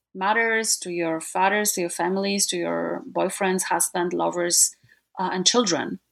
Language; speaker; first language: English; non-native, fluent; Polish